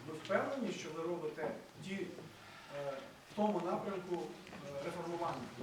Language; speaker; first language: Ukrainian; native; Ukrainian